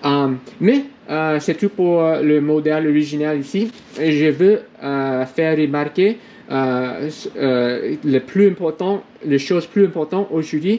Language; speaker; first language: French; non-native, learner; English